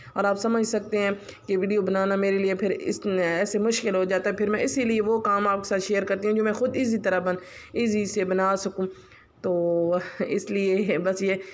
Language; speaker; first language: Urdu; non-native, local second language; Punjabi